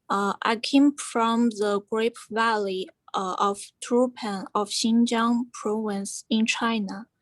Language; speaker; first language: English; non-native, fluent; Chinese